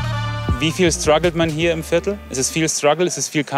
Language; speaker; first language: German; native; German